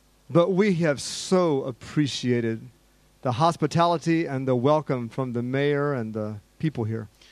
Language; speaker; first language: English; native; English